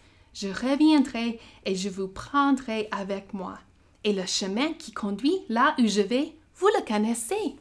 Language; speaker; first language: French; native; French